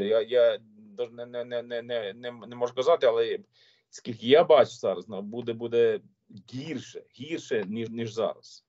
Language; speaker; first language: Ukrainian; non-native, learner; Swedish